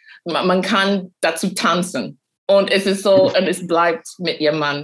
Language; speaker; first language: German; non-native, fluent; English